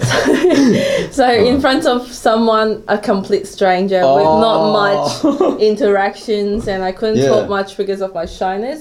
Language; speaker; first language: English; non-native, local second language; Cantonese